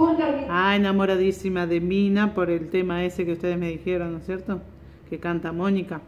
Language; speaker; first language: Italian; non-native, learner; Spanish